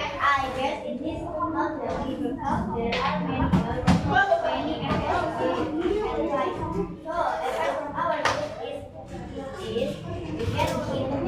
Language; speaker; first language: English; non-native, learner; Indonesian